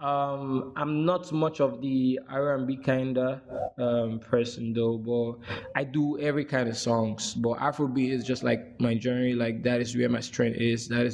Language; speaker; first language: English; non-native, local second language; Igbo